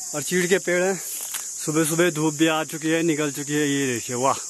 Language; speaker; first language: Hindi; native; Hindi